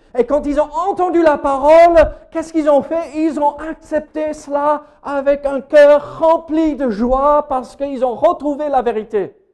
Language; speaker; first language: French; non-native, fluent; English